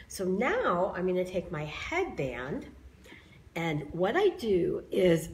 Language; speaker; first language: English; native; English